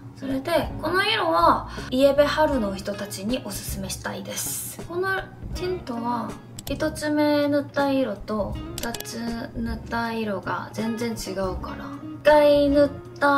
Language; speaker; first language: Japanese; non-native, fluent; Korean